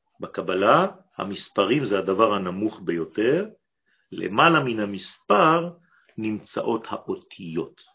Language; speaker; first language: Hebrew; non-native, fluent; French